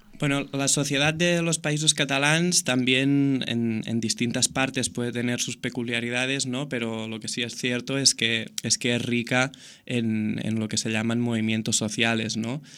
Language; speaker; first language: Spanish; non-native, local second language; Catalan